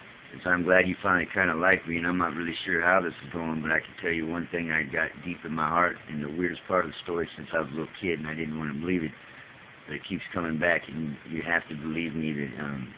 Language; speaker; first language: English; native; English